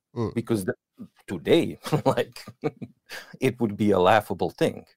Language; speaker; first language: English; non-native, fluent; Serbian